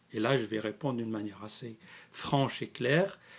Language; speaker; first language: French; non-native, local second language; Arabic